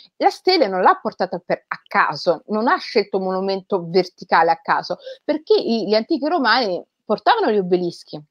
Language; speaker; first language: Italian; native; Italian